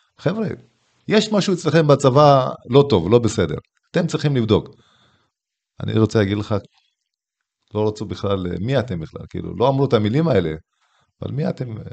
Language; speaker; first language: Hebrew; early bilingual, other home language; Tigrinya